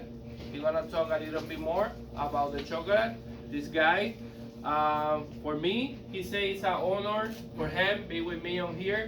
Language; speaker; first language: English; non-native, learner; Spanish